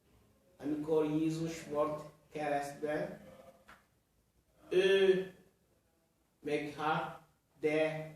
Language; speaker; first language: Hungarian; non-native, learner; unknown